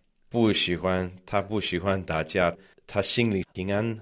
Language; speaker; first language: Chinese; non-native, learner; English